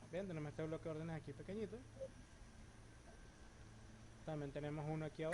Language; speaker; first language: Spanish; native; Spanish